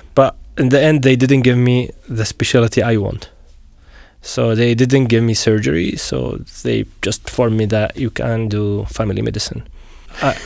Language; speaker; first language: English; non-native, fluent; Arabic